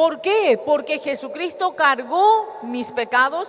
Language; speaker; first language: Spanish; native; Spanish